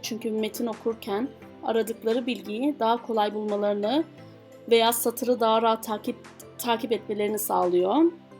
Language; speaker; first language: Turkish; non-native, fluent; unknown